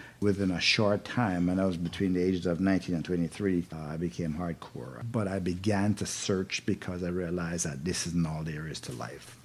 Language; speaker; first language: English; native; English